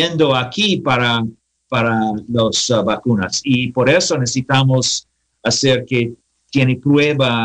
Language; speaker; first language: Spanish; non-native, learner; English